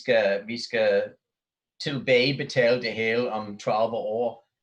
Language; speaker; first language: Danish; non-native, fluent; English